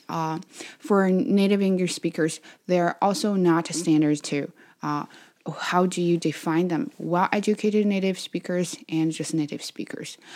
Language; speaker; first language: English; non-native, fluent; Chinese